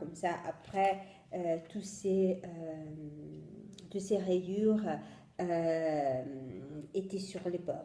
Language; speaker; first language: French; non-native, fluent; Italian